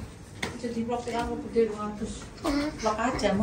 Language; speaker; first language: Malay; non-native, local second language; Javanese